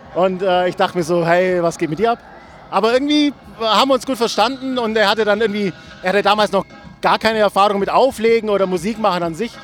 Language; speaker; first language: German; native; German